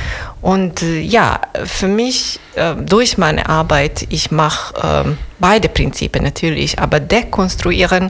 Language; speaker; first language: German; non-native, fluent; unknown